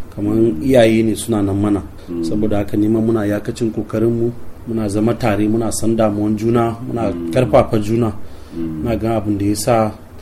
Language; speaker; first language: Hausa; non-native, local second language; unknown